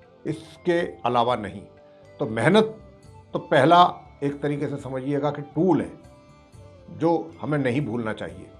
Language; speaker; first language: Hindi; native; Hindi